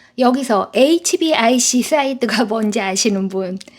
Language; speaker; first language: Korean; native; Korean